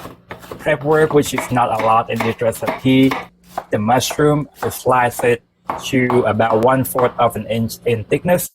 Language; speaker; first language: English; non-native, fluent; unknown